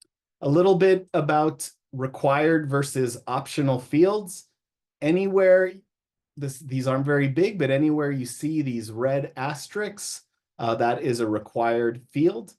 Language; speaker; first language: English; native; English